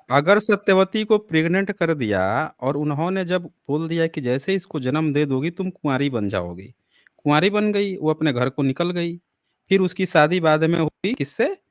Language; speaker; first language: Hindi; native; Hindi